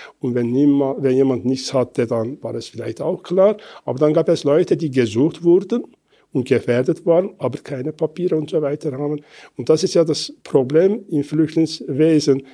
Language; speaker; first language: German; non-native, fluent; Kurdish